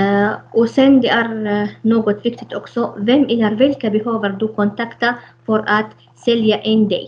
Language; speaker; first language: Swedish; non-native, fluent; Arabic